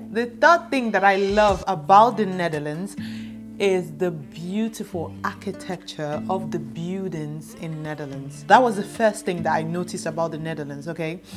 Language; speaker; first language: English; non-native, local second language; Igbo